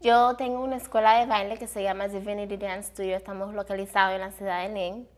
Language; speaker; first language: Spanish; early bilingual, heritage; Spanish